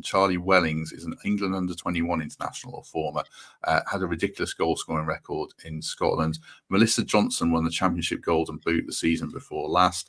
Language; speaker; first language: English; native; English